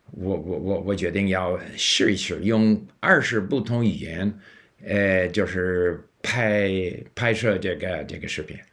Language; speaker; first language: Chinese; non-native, fluent; English